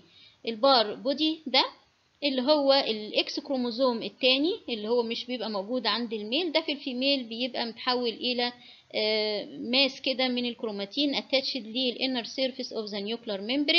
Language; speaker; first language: Arabic; native; Arabic